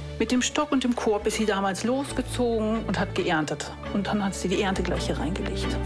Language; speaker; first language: German; native; German